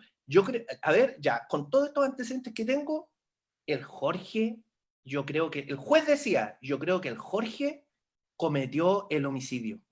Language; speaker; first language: Spanish; native; Spanish